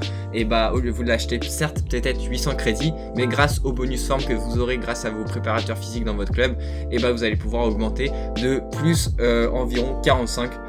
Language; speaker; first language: French; native; French